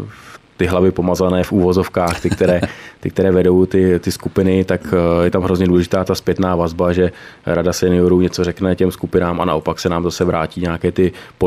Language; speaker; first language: Czech; native; Czech